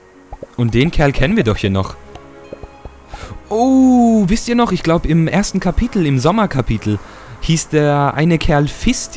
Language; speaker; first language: German; native; German